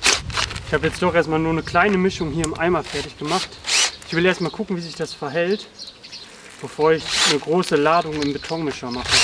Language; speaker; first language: German; native; German